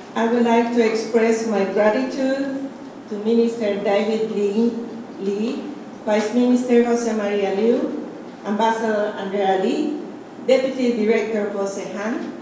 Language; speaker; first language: English; non-native, fluent; Spanish